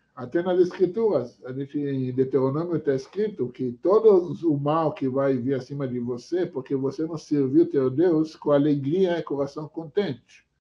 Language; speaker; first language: Portuguese; non-native, fluent; Hebrew